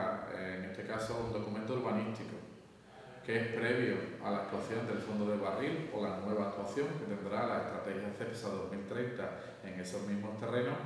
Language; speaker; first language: Spanish; native; Spanish